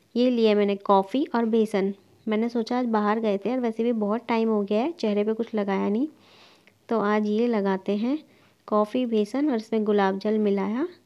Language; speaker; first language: Hindi; native; Hindi